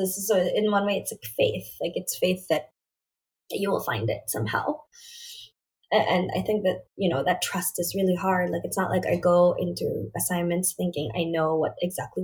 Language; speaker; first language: English; non-native, local second language; Filipino